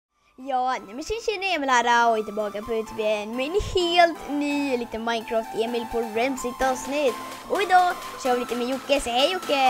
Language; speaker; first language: Swedish; native; Swedish